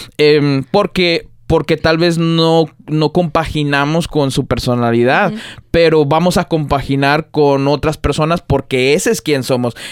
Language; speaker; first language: Spanish; early bilingual, heritage; Spanish